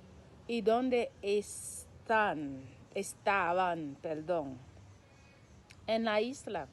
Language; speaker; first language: Spanish; non-native, local second language; Haitian Creole